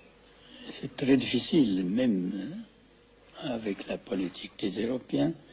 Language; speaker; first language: French; non-native, fluent; Amharic